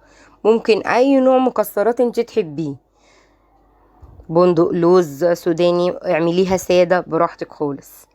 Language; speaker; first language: Arabic; native; Arabic